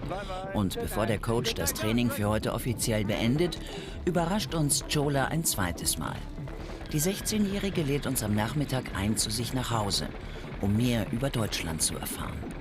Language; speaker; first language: German; native; German